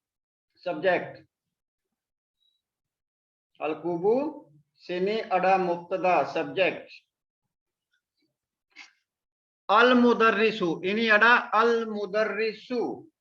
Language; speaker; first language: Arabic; non-native, fluent; Malay